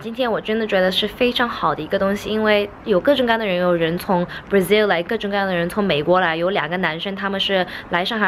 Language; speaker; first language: Chinese; early bilingual, heritage; Chinese